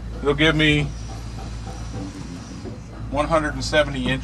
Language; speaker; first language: English; native; English